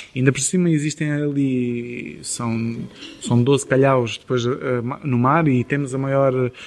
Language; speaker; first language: Portuguese; native; Portuguese